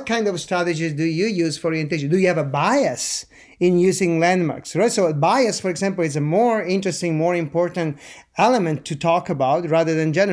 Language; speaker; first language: English; non-native, fluent; Italian